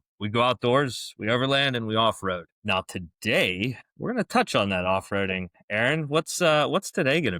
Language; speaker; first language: English; native; English